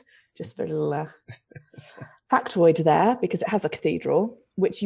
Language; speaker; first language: English; native; English